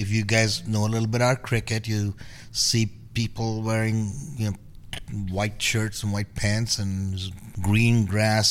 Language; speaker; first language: English; non-native, local second language; Punjabi